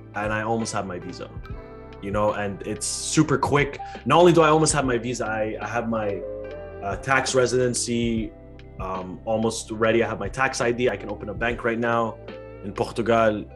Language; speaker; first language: English; early bilingual, other home language; Arabic